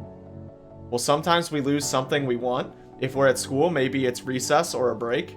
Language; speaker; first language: English; native; English